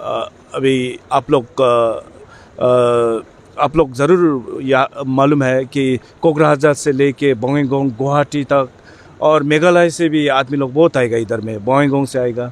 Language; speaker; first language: Hindi; non-native, fluent; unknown